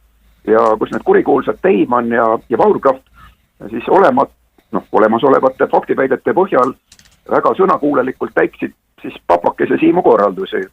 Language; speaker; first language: Estonian; native; Estonian